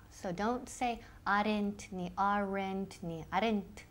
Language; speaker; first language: English; native; English